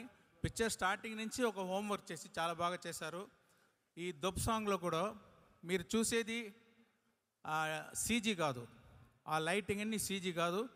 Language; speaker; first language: Telugu; non-native, local second language; Tamil